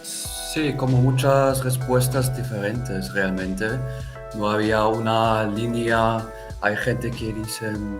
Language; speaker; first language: Spanish; non-native, fluent; German